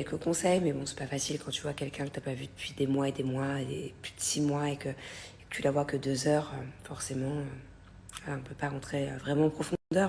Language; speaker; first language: French; native; French